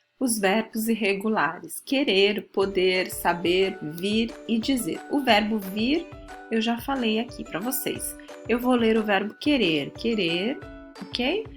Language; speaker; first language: Portuguese; early bilingual, other home language; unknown